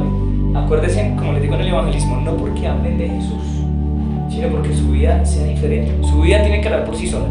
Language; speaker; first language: Spanish; native; Spanish